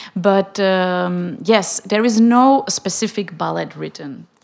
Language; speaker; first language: English; non-native, fluent; Czech